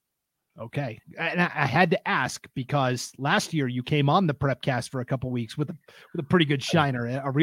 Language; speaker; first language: English; native; English